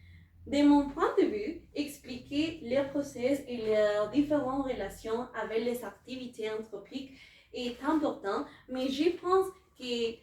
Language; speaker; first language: French; non-native, learner; Spanish